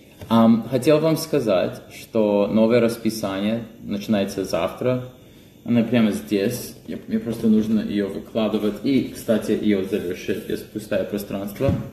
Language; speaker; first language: Russian; non-native, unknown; English